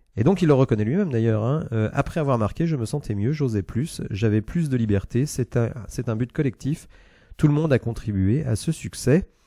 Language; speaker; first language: French; native; French